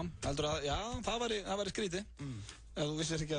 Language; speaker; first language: Icelandic; native; Icelandic